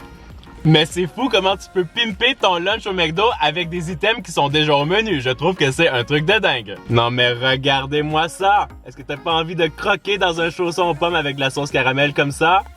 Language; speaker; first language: French; native; French